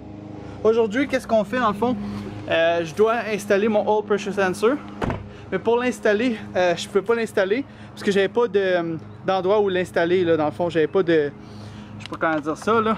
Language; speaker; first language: French; native; French